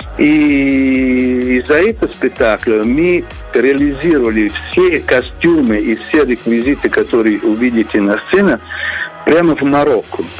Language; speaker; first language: Russian; non-native, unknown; Italian